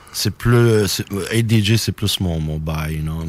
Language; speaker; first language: French; native; French